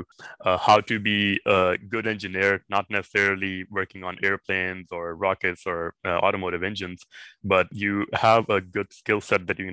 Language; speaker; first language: English; non-native, local second language; Urdu